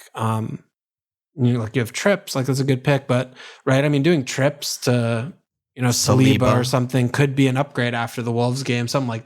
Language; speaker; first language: English; native; English